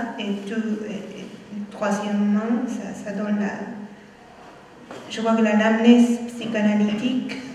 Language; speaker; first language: French; non-native, fluent; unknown